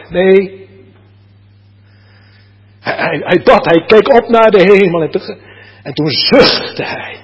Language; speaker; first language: Dutch; native; Dutch